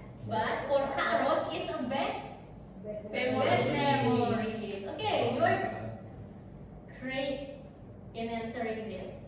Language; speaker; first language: English; non-native, learner; Indonesian